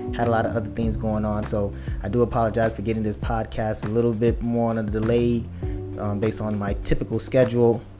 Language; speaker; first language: English; early bilingual, other home language; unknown